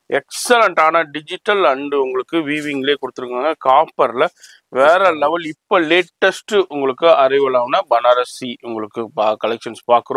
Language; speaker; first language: Tamil; native; Tamil